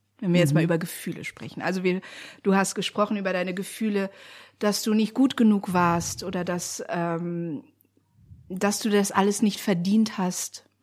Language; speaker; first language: German; native; German